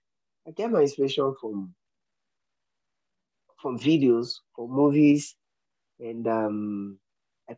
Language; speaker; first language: English; non-native, local second language; Yoruba